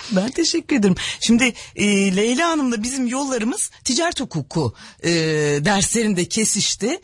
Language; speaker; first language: Turkish; native; Turkish